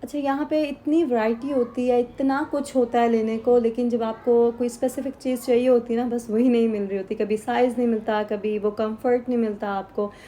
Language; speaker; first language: Urdu; native; Urdu